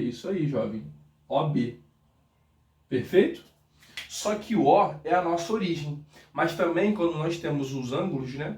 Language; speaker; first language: Portuguese; native; Portuguese